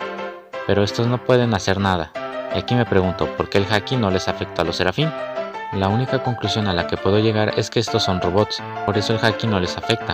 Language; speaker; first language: Spanish; native; Spanish